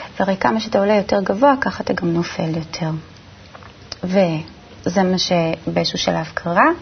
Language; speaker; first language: Hebrew; native; Hebrew